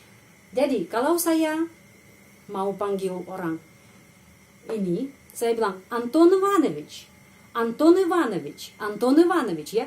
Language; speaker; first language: Indonesian; non-native, fluent; Russian